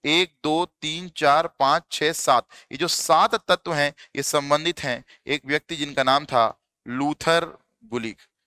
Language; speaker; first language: Hindi; native; Hindi